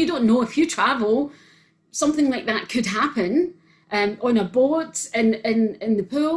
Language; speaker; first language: English; native; English